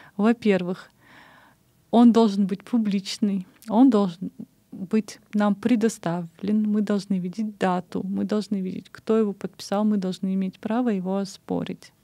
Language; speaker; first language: Russian; non-native, local second language; Kyrgyz